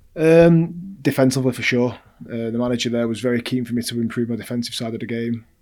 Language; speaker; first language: English; native; English